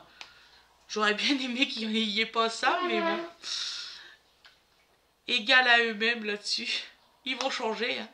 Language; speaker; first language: French; native; French